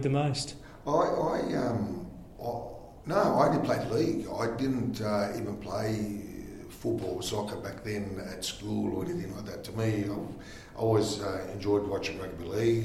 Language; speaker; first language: English; native; English